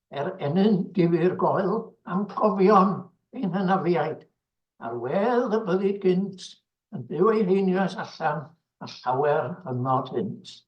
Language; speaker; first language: Welsh; native; Welsh